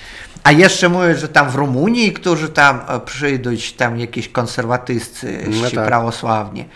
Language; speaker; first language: Polish; non-native, learner; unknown